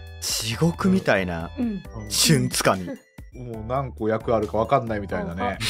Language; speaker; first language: Japanese; native; Japanese